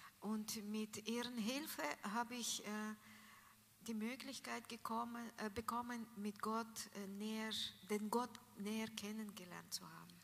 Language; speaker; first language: German; non-native, learner; Russian